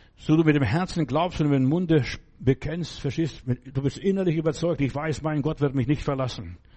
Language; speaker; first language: German; non-native, fluent; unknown